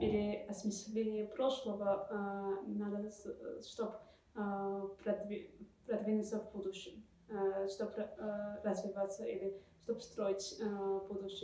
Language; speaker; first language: Russian; non-native, fluent; Georgian